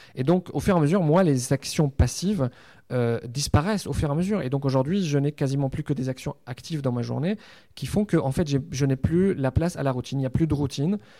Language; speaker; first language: French; non-native, local second language; Arabic